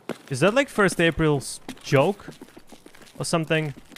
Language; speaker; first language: English; non-native, fluent; Russian